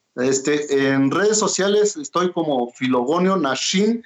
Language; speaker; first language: Spanish; non-native, local second language; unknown